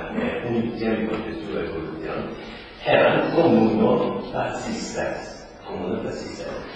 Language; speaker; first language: Spanish; non-native, fluent; Polish